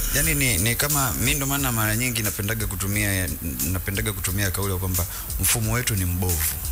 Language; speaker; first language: Swahili; native; Swahili